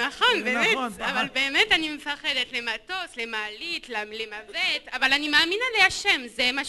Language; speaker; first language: Hebrew; non-native, learner; French